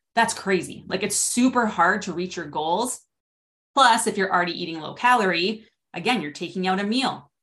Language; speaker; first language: English; native; English